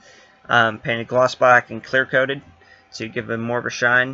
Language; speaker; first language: English; native; English